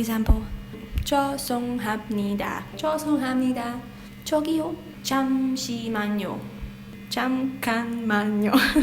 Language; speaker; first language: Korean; non-native, learner; Hungarian